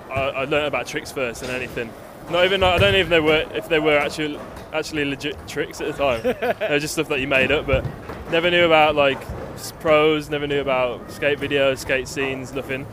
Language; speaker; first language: English; native; English